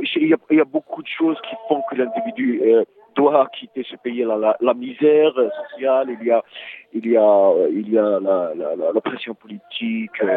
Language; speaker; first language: French; non-native, local second language; Arabic